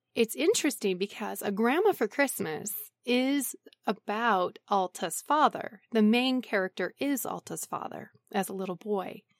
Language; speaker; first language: English; native; English